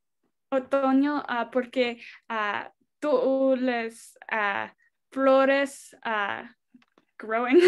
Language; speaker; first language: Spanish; non-native, learner; English